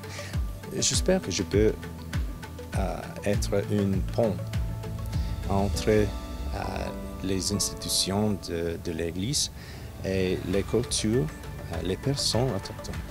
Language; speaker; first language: French; non-native, learner; English